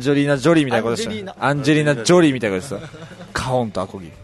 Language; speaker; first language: Japanese; native; Japanese